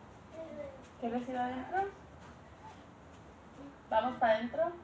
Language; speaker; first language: Spanish; early bilingual, heritage; English